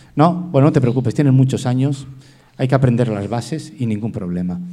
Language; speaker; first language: Spanish; native; Spanish